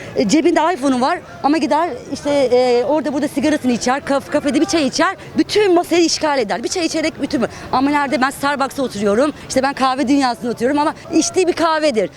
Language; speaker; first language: Turkish; native; Turkish